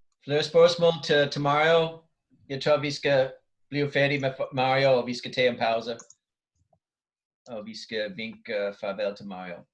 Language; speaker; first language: Danish; non-native, fluent; English